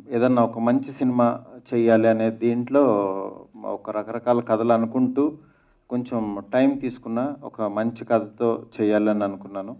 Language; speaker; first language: Telugu; native; Telugu